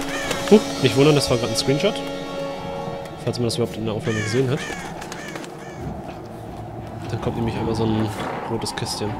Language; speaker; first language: German; native; German